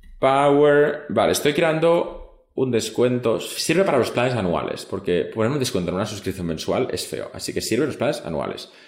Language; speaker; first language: Spanish; non-native, local second language; Catalan